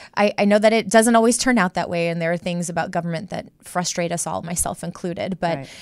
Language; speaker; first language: English; native; English